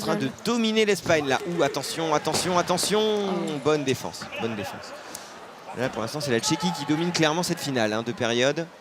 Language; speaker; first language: French; native; French